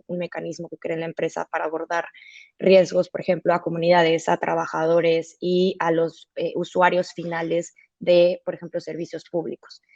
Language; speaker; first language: Spanish; native; Spanish